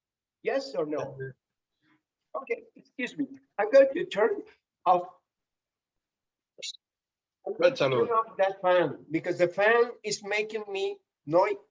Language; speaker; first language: English; non-native, fluent; Spanish